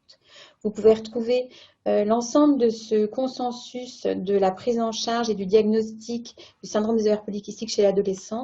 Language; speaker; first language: French; native; French